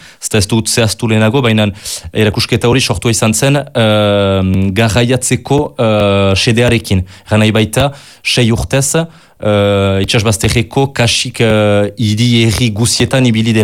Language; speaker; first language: Basque; native; Basque